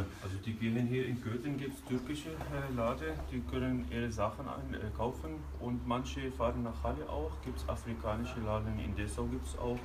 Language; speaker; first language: German; non-native, fluent; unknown